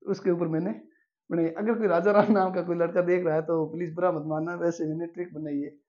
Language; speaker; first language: Hindi; native; Hindi